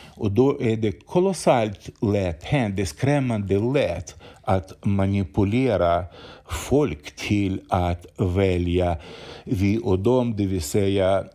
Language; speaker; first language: Swedish; non-native, fluent; Ukrainian